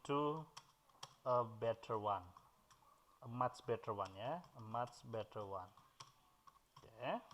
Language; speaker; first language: English; non-native, fluent; Indonesian